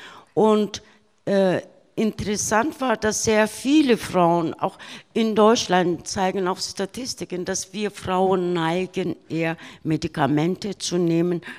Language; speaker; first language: German; early bilingual, other home language; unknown